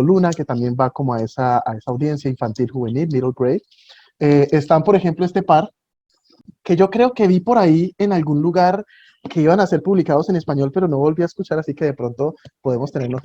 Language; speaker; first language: Spanish; native; Spanish